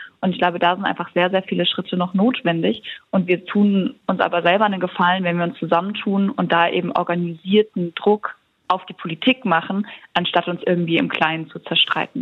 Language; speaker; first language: German; native; German